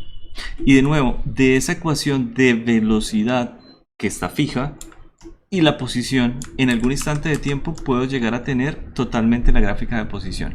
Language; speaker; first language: Spanish; native; Spanish